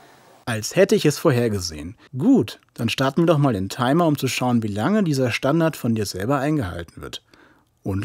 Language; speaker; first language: German; native; German